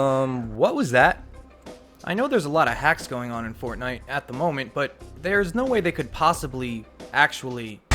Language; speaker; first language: English; native; English